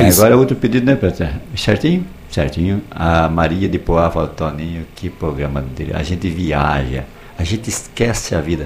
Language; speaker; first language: Portuguese; native; Portuguese